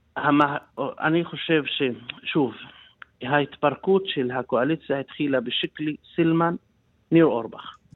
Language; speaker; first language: Hebrew; non-native, local second language; Arabic